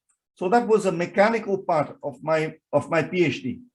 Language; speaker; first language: English; non-native, fluent; Vietnamese